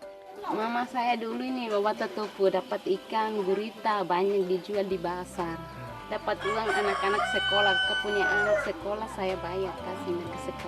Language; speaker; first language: Indonesian; non-native, local second language; Tetum